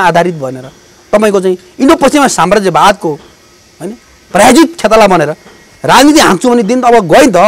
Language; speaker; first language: Nepali; native; Nepali